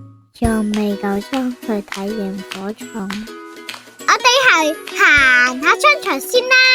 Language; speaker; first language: Chinese; native; Chinese